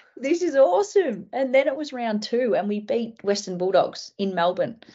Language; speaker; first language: English; native; English